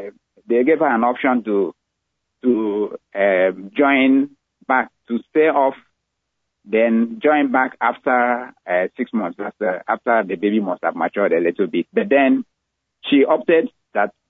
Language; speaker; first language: English; non-native, local second language; Igbo